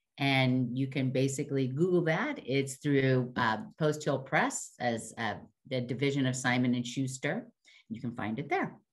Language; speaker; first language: English; native; English